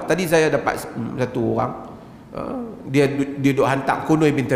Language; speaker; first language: Malay; native; Malay